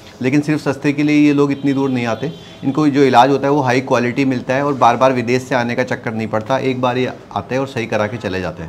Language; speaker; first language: Hindi; native; Hindi